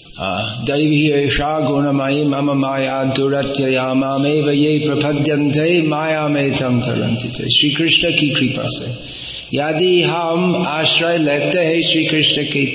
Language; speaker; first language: Hindi; non-native, fluent; English